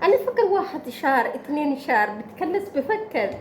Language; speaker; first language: Arabic; non-native, learner; Oromo